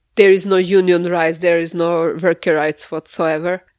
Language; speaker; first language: English; non-native, fluent; Serbian